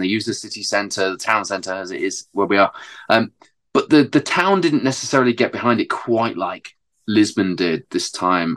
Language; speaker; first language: English; native; English